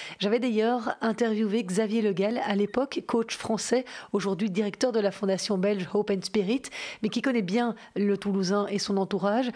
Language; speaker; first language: French; native; French